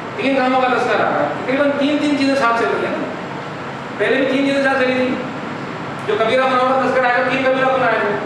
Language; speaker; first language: Urdu; non-native, local second language; Sindhi